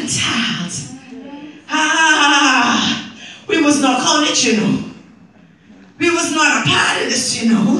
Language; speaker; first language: English; native; English